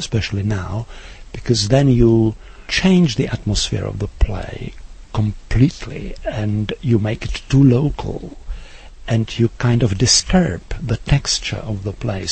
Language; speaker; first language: English; non-native, fluent; Czech